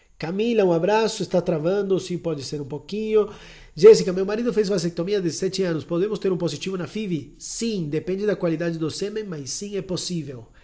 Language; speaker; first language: Portuguese; non-native, fluent; Spanish